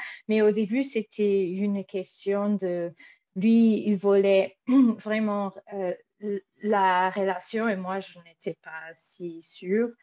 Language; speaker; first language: French; non-native, fluent; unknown